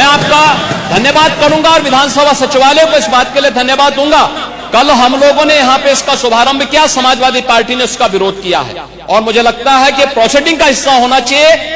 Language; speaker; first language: Hindi; native; Hindi